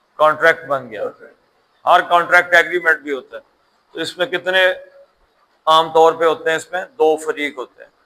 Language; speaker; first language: Urdu; non-native, local second language; Punjabi